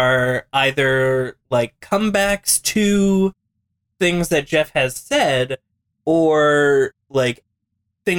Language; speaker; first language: English; native; English